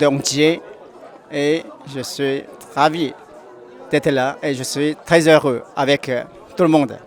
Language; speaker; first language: French; non-native, fluent; Chinese